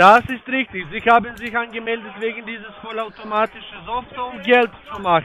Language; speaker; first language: German; non-native, learner; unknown